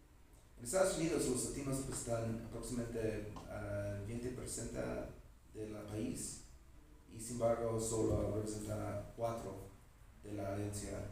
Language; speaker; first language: Spanish; non-native, learner; English